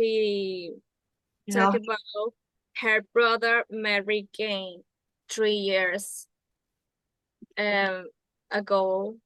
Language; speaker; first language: English; non-native, learner; Spanish